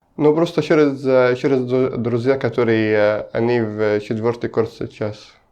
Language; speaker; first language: Russian; non-native, learner; Arabic